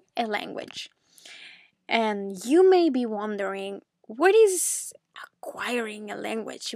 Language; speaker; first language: English; non-native, fluent; Spanish